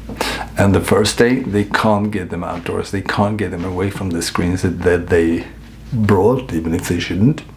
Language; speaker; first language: English; non-native, fluent; Swedish